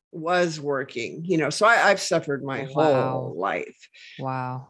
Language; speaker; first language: English; native; English